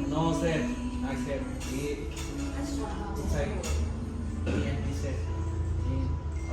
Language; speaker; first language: English; non-native, learner; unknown